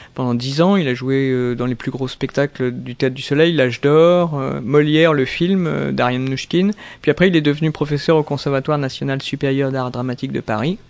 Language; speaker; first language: French; native; French